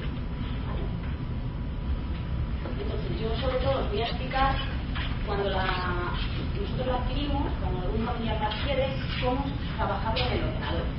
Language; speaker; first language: Spanish; native; Spanish